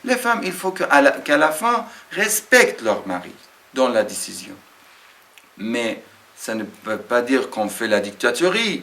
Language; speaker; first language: French; non-native, fluent; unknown